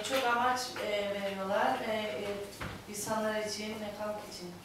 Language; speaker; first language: Turkish; non-native, learner; Greek